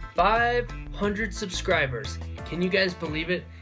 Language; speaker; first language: English; native; English